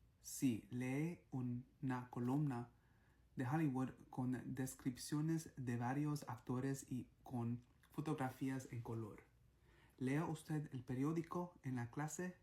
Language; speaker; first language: Spanish; early bilingual, heritage; English